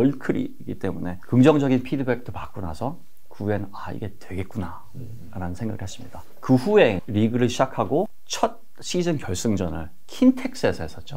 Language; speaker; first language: Korean; native; Korean